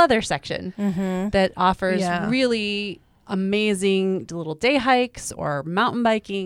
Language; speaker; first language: English; native; English